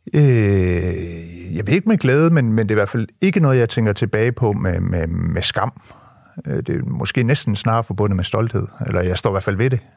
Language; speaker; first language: Danish; early bilingual, other home language; French